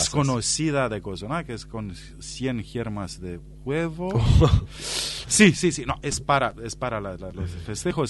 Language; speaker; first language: Spanish; non-native, fluent; Romanian